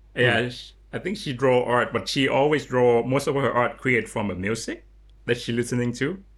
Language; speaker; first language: English; non-native, learner; Lao